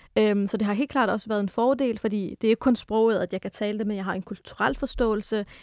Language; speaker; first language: Danish; early bilingual, other home language; Arabic